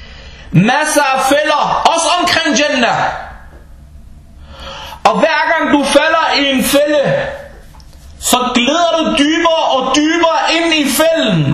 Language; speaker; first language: Danish; non-native, fluent; Arabic